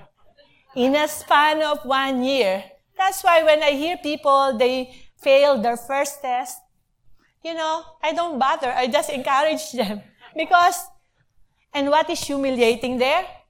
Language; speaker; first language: English; non-native, local second language; Filipino